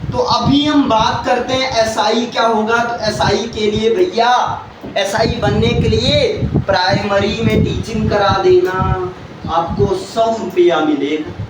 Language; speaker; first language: Hindi; native; Hindi